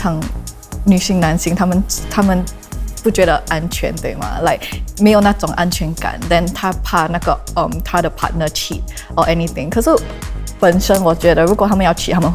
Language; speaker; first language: Chinese; non-native, local second language; English